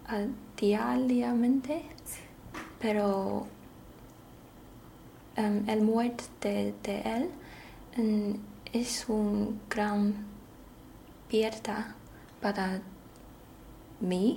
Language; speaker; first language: Spanish; non-native, learner; Chinese